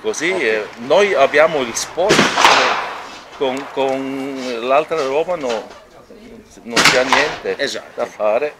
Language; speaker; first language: Italian; non-native, local second language; German